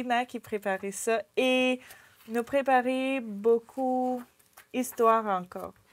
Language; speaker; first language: French; non-native, learner; Ukrainian